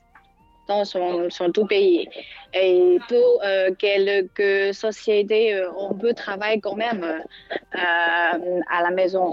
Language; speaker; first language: French; non-native, fluent; Chinese